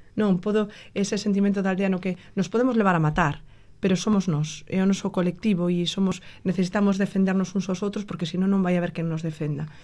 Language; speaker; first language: Galician; native; Galician